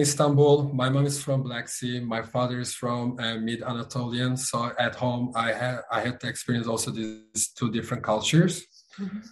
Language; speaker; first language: English; non-native, fluent; Turkish